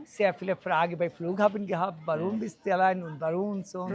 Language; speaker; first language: German; non-native, learner; Bangla